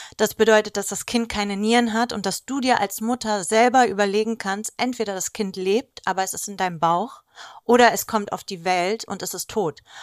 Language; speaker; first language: German; early bilingual, other home language; Greek